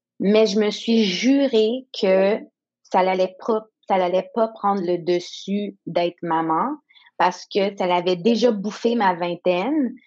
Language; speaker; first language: French; non-native, local second language; English